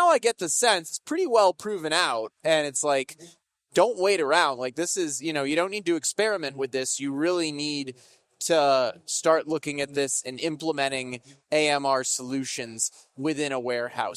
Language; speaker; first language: English; native; English